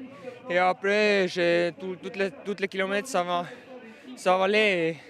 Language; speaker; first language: French; non-native, learner; Estonian